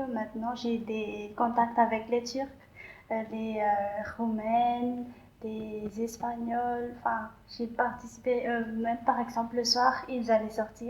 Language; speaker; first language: French; non-native, local second language; Malagasy